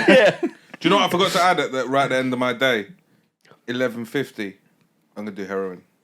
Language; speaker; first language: English; native; English